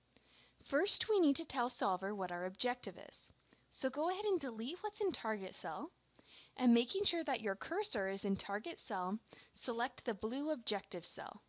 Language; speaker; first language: English; native; English